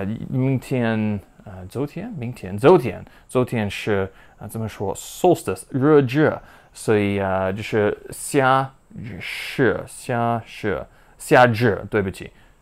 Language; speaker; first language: Chinese; non-native, learner; English